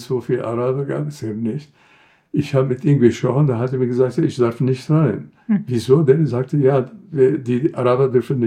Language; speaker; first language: German; non-native, fluent; Arabic